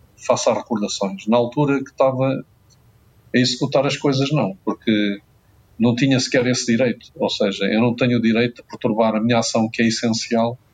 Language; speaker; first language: Portuguese; native; Portuguese